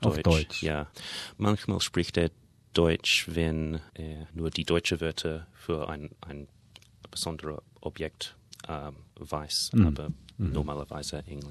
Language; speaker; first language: German; non-native, learner; English